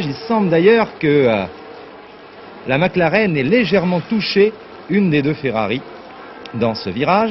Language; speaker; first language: French; native; French